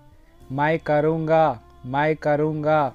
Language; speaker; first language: Hindi; non-native, local second language; Telugu